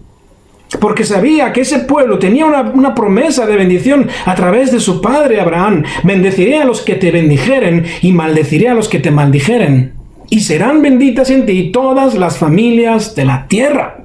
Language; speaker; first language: Spanish; native; Spanish